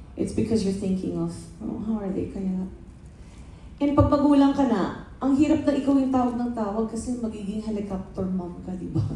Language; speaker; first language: Filipino; native; Filipino